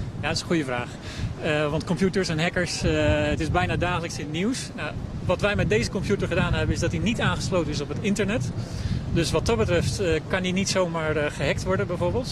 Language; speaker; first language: Dutch; native; Dutch